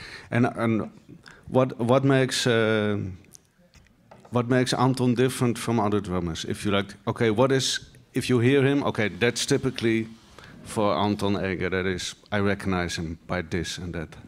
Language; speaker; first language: English; non-native, fluent; Dutch